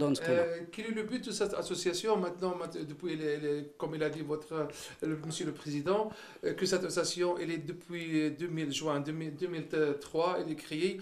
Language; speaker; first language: French; non-native, local second language; Arabic